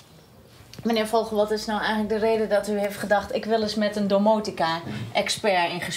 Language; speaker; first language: Dutch; native; Dutch